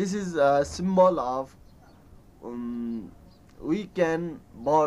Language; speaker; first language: English; non-native, learner; Newari